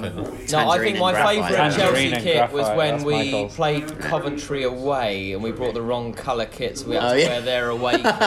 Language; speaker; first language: English; native; English